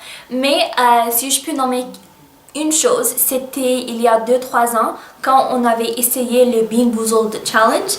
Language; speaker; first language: French; early bilingual, other home language; Arabic